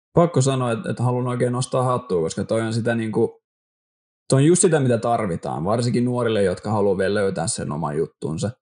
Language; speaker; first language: Finnish; non-native, local second language; Swedish